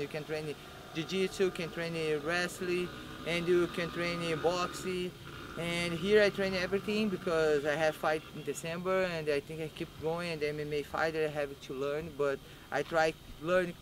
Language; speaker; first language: English; non-native, learner; Portuguese